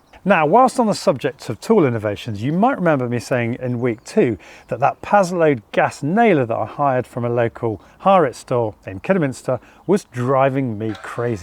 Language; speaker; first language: English; native; English